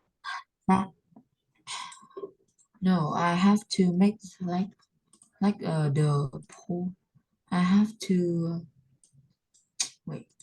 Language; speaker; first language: English; non-native, learner; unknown